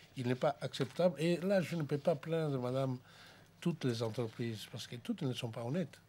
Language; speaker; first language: French; non-native, fluent; Greek